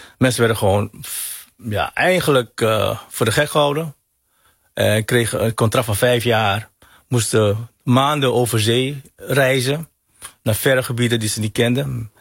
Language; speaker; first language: Dutch; early bilingual, other home language; Hakka Chinese